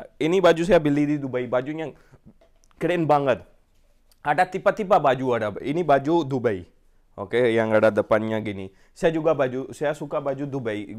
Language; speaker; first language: Indonesian; non-native, fluent; Urdu